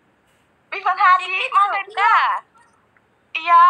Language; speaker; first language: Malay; non-native, learner; Vietnamese